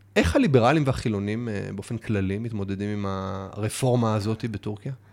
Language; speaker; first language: Hebrew; native; Hebrew